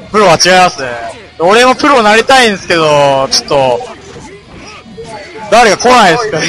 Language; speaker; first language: Japanese; native; Japanese